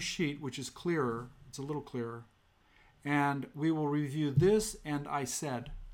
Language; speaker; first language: English; native; English